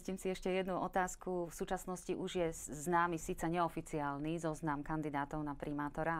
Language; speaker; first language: Slovak; native; Slovak